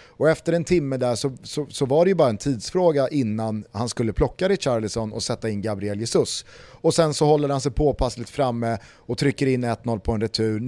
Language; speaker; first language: Swedish; native; Swedish